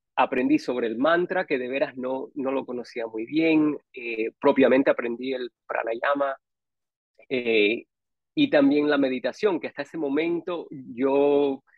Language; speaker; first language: Spanish; native; Spanish